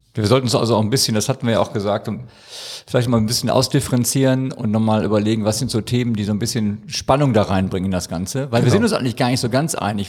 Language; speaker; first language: German; native; German